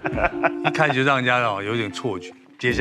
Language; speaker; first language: Chinese; native; Chinese